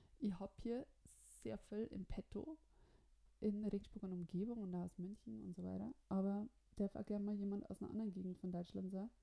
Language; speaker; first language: German; native; German